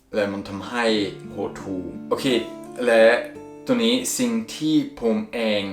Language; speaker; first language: Thai; non-native, fluent; Swiss German